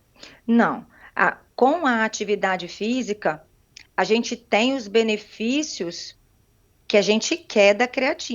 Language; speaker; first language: Portuguese; native; Portuguese